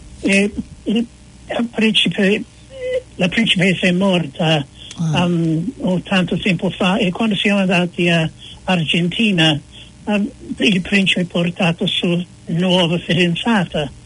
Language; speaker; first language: Italian; non-native, fluent; English